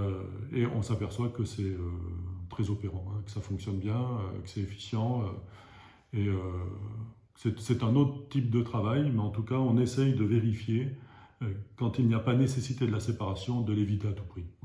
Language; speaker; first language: French; native; French